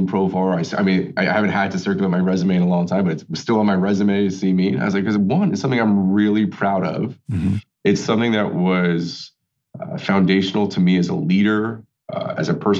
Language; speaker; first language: English; native; English